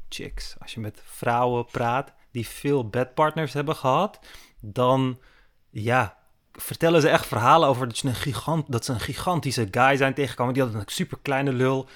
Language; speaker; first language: Dutch; early bilingual, other home language; Turkish